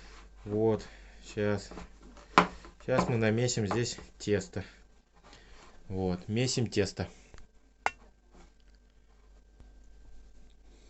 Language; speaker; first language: Russian; native; Russian